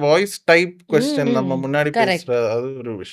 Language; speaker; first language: Tamil; non-native, fluent; Malayalam